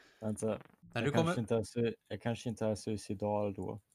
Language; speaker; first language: Swedish; non-native, fluent; German